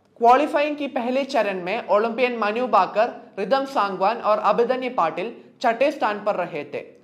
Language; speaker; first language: Hindi; non-native, local second language; Malayalam